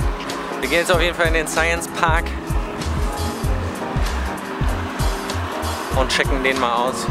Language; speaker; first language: German; native; German